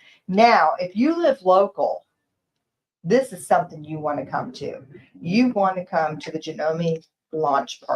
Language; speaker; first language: English; native; English